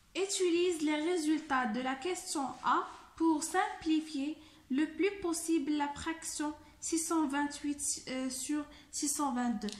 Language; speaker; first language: French; non-native, local second language; Arabic